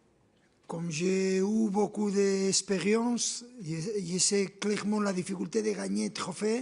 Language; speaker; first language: French; non-native, fluent; Spanish